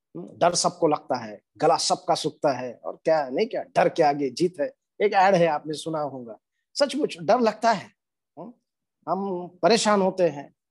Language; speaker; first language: Hindi; non-native, local second language; Marathi